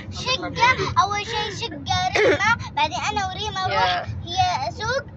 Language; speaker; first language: Arabic; non-native, learner; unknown